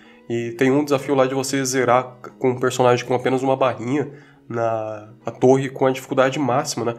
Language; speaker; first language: Portuguese; native; Portuguese